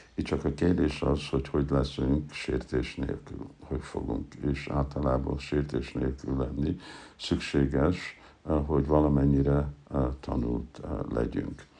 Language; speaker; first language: Hungarian; early bilingual, heritage; Hungarian